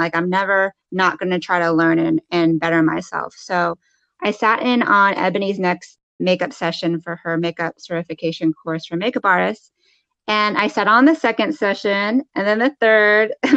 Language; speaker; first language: English; native; English